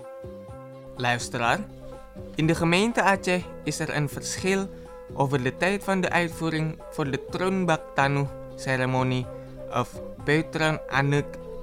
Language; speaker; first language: Dutch; non-native, fluent; Indonesian